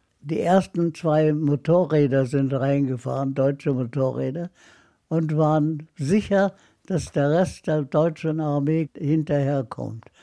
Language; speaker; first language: German; non-native, fluent; Arabic